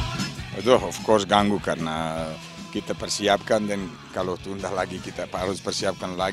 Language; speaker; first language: Indonesian; non-native, fluent; Serbian